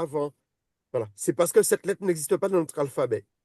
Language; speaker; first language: French; native; French